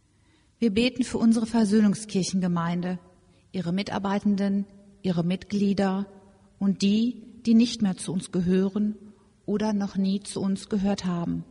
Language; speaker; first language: German; native; German